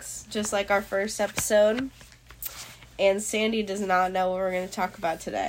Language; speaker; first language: English; native; English